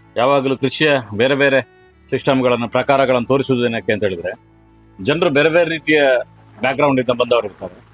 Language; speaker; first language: Kannada; native; Kannada